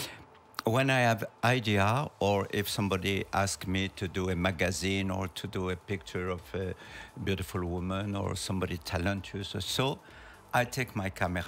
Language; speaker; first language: English; non-native, learner; French